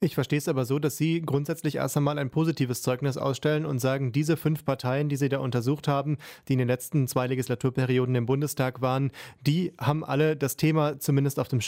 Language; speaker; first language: German; native; German